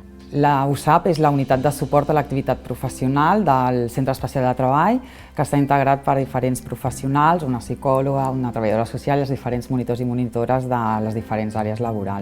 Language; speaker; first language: Catalan; native; Catalan